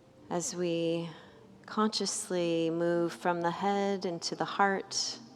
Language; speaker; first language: English; native; English